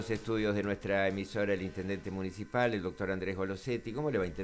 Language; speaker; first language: Spanish; native; Spanish